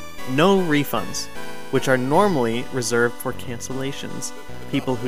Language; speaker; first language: English; native; English